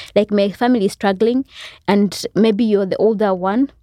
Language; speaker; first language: English; non-native, local second language; Kinyarwanda